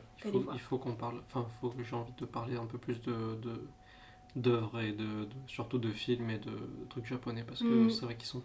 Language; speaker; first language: French; native; French